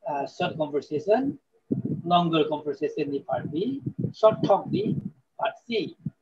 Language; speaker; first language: English; non-native, fluent; Indonesian